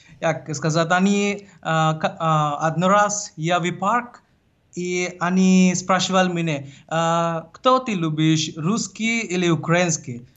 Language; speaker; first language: Russian; non-native, learner; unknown